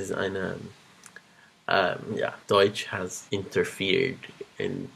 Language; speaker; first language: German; non-native, learner; Portuguese